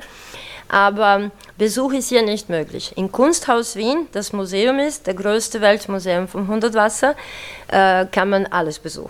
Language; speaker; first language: German; native; German